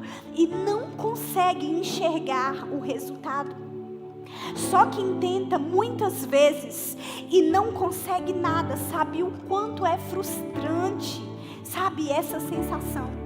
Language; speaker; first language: Portuguese; native; Portuguese